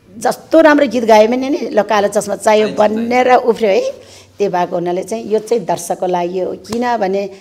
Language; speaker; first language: Nepali; non-native, local second language; Eastern Tamang